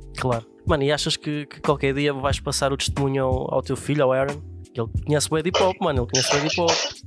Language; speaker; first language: Portuguese; native; Portuguese